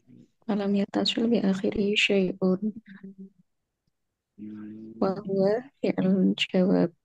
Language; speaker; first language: Arabic; non-native, learner; Indonesian